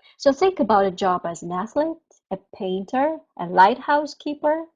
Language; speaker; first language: English; non-native, fluent; Russian